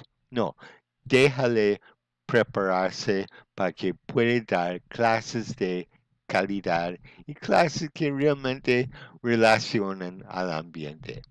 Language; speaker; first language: Spanish; non-native, fluent; English